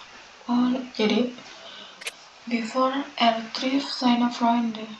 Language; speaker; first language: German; non-native, learner; Indonesian